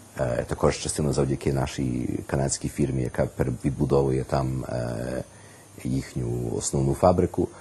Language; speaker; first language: Ukrainian; early bilingual, heritage; Ukrainian